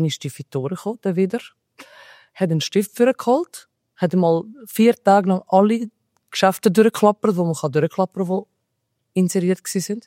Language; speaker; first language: German; early bilingual, other home language; Albanian